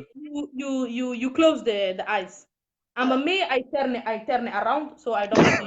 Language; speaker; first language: English; non-native, learner; Somali